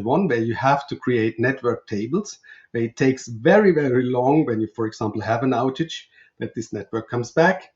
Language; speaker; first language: English; non-native, fluent; German